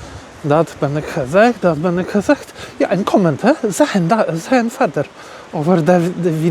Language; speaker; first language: Dutch; non-native, learner; Polish